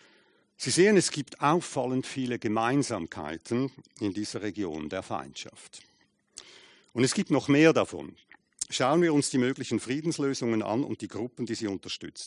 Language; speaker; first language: German; native; German